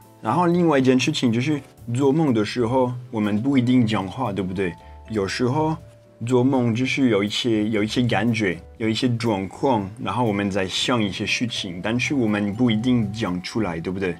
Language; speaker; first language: Chinese; non-native, fluent; French